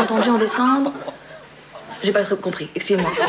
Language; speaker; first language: French; native; French